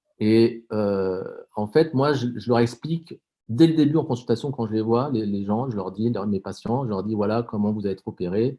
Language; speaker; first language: French; native; French